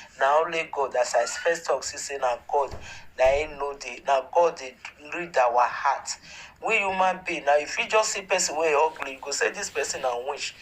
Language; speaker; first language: Nigerian Pidgin; native; Nigerian Pidgin